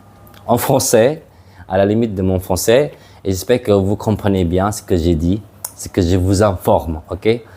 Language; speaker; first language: French; non-native, fluent; Madurese